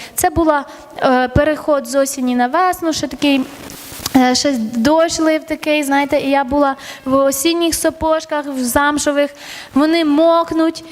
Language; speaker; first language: Ukrainian; early bilingual, other home language; Armenian